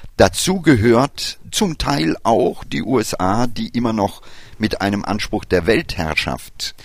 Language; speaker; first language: German; early bilingual, other home language; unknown